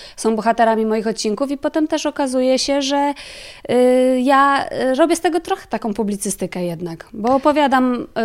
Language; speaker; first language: Polish; native; Polish